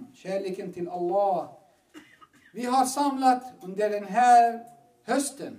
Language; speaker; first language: Swedish; non-native, fluent; Arabic